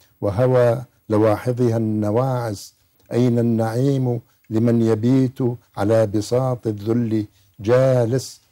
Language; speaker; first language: Arabic; native; Arabic